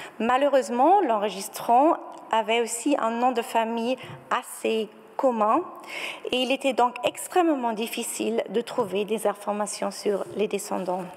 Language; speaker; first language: French; non-native, fluent; German